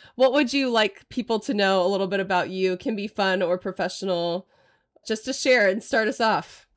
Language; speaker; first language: English; native; English